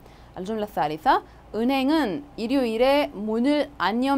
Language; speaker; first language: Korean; non-native, fluent; Arabic